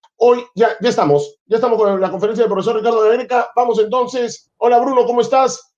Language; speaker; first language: Spanish; native; Spanish